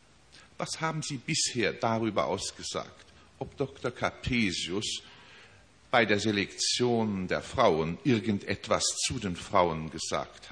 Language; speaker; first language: German; native; German